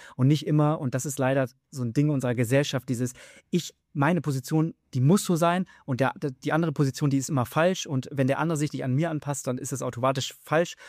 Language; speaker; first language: German; early bilingual, other home language; Vietnamese